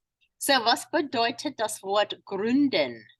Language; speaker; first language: German; non-native, fluent; English